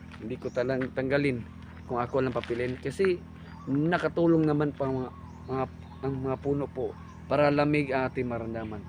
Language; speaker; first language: Filipino; non-native, local second language; Cebuano